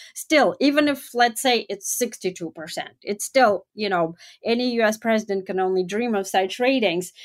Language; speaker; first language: English; non-native, fluent; Russian